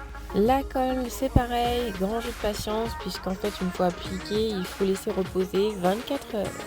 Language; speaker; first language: French; native; French